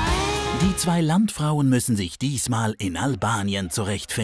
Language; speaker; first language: German; native; German